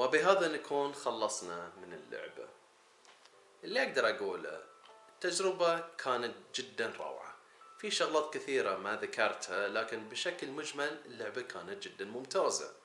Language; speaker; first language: Arabic; native; Arabic